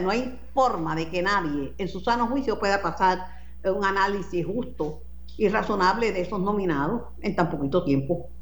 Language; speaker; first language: Spanish; native; Spanish